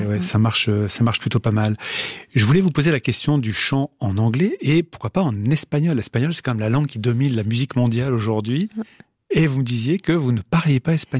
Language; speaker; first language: French; native; French